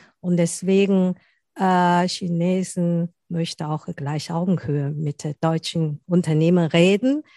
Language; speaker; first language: German; non-native, fluent; Chinese